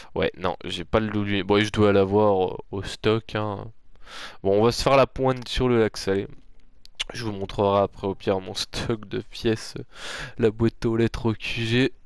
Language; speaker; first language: French; native; French